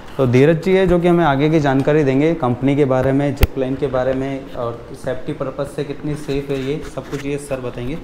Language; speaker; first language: Hindi; native; Hindi